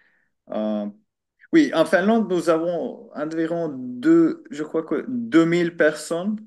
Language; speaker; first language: French; non-native, learner; Finnish